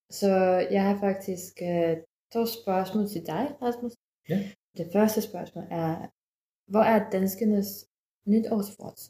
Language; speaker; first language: Danish; non-native, learner; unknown